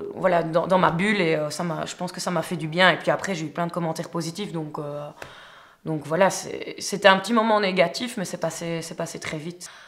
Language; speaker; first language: French; native; French